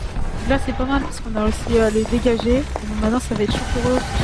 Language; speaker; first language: French; native; French